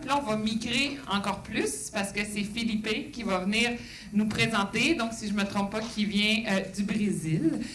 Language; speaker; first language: French; native; French